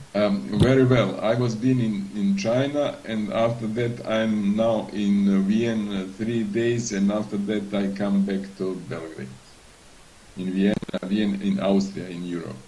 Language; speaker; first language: English; non-native, learner; Serbian